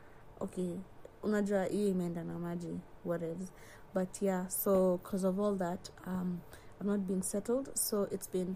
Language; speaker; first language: English; non-native, local second language; Swahili